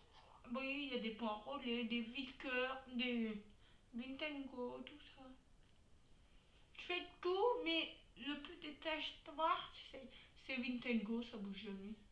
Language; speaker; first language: French; native; French